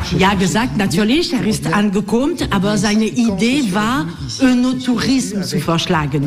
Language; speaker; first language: German; non-native, fluent; French